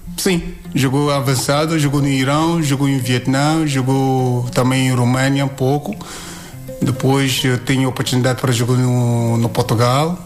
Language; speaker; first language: Portuguese; non-native, learner; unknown